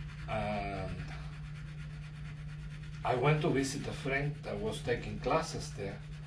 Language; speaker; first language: English; non-native, fluent; Spanish